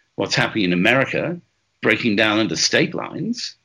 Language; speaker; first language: English; native; English